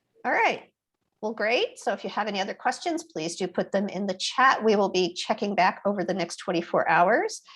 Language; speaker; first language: English; native; English